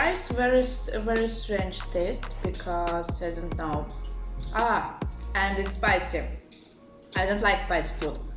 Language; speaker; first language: English; non-native, learner; Russian